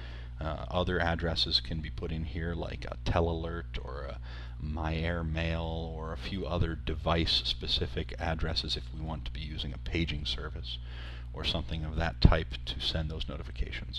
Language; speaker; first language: English; native; English